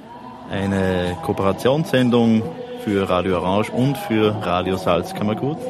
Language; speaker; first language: German; native; German